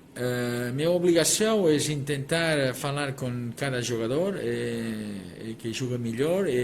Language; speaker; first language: Portuguese; non-native, learner; Spanish